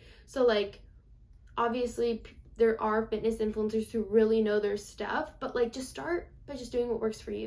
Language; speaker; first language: English; native; English